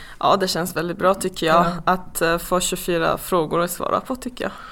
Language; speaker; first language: Swedish; non-native, fluent; Persian